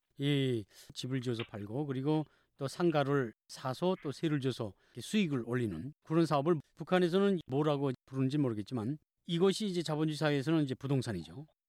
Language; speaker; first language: Korean; native; Korean